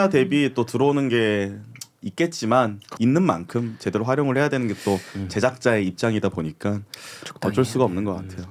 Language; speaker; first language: Korean; native; Korean